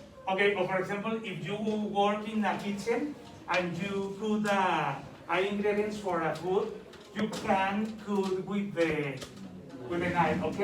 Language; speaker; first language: English; non-native, learner; Spanish